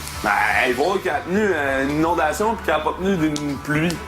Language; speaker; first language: French; native; French